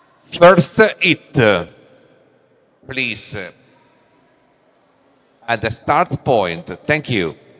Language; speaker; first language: English; non-native, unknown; Italian